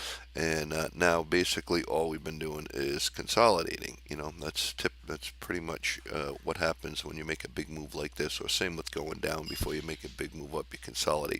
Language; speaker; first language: English; native; English